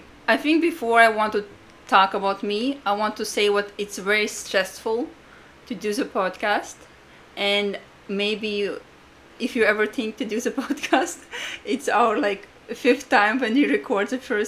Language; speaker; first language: English; non-native, fluent; Latvian